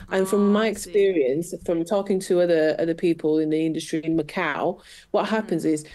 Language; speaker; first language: English; non-native, fluent; Portuguese